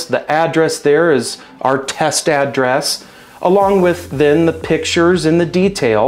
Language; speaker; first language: English; native; English